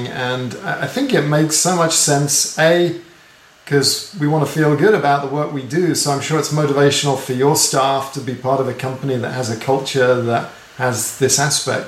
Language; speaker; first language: English; native; English